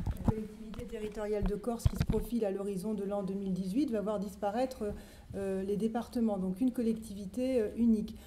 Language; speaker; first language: French; native; French